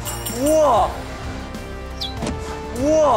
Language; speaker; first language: Korean; non-native, fluent; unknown